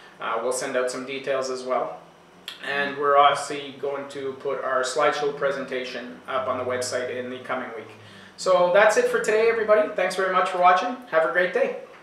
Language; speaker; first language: English; non-native, local second language; French